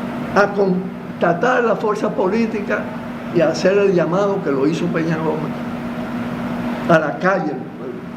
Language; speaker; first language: Spanish; native; Spanish